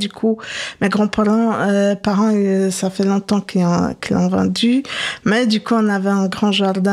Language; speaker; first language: French; non-native, fluent; Polish